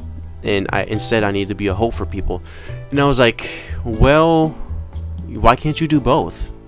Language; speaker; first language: English; native; English